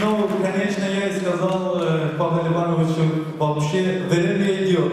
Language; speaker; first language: Russian; non-native, learner; Persian